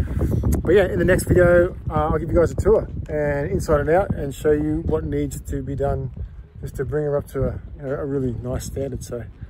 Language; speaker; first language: English; native; English